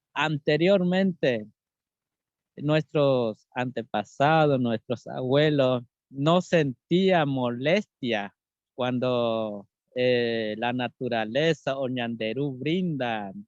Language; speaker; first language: Spanish; non-native, local second language; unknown